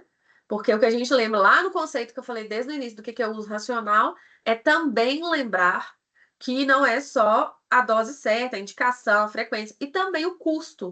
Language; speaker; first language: Portuguese; native; Portuguese